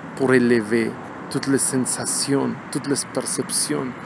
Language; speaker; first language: French; non-native, learner; Spanish